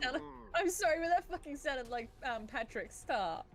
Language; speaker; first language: English; native; English